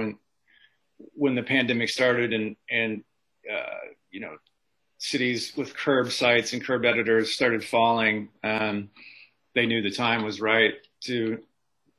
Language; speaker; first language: English; native; English